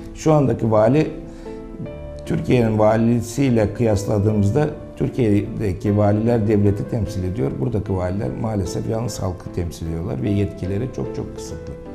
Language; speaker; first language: Turkish; native; Turkish